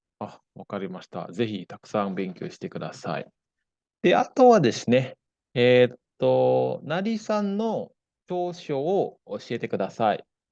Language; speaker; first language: Japanese; non-native, fluent; Indonesian